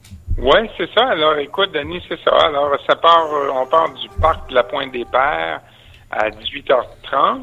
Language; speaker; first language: French; native; French